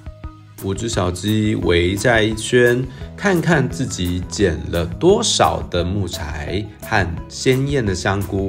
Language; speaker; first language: Chinese; native; Chinese